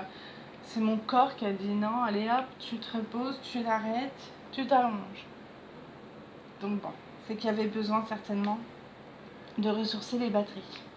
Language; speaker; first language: French; native; French